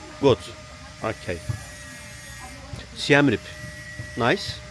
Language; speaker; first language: English; non-native, learner; Turkish